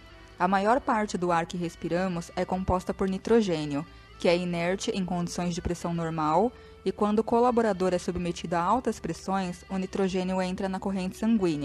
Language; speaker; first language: Portuguese; native; Portuguese